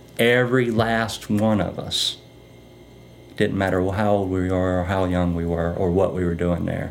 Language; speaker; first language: English; native; English